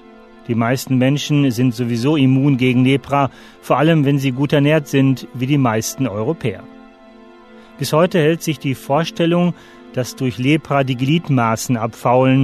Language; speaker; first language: German; native; German